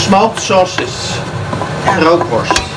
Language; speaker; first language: English; non-native, learner; Dutch